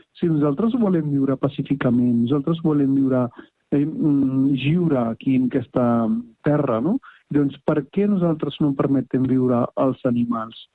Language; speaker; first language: Catalan; non-native, fluent; Punjabi